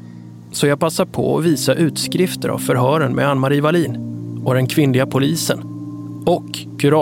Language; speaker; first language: Swedish; native; Swedish